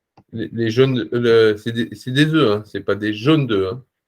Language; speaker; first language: French; native; French